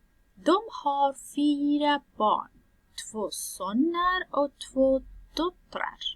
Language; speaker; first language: Swedish; non-native, fluent; Persian